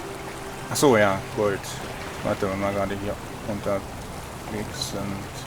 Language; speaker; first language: German; native; German